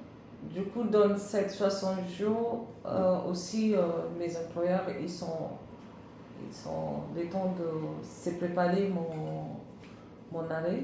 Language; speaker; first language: French; non-native, learner; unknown